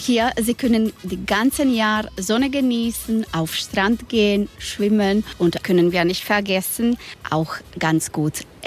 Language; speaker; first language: German; non-native, learner; Spanish